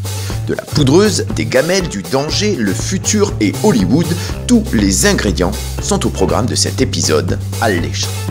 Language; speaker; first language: French; native; French